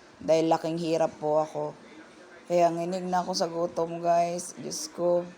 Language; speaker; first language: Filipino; non-native, local second language; Cebuano